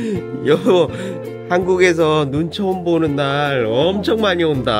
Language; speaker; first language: Korean; native; Korean